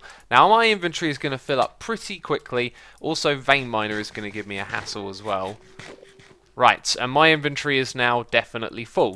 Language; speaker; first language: English; native; English